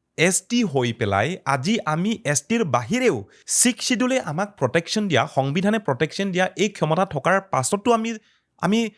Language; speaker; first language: Assamese; non-native, local second language; Karbi